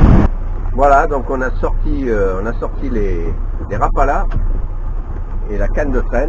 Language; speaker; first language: French; native; French